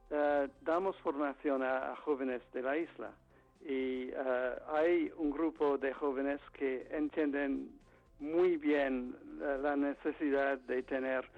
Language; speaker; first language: Spanish; non-native, fluent; English